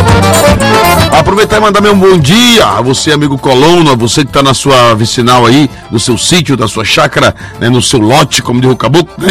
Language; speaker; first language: Portuguese; native; Portuguese